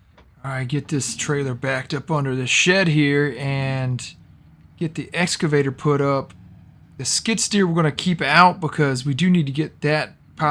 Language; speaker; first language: English; native; English